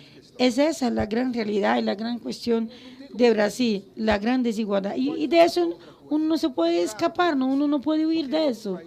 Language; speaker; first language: Spanish; non-native, fluent; Portuguese